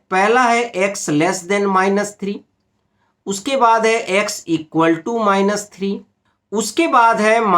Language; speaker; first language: Hindi; native; Hindi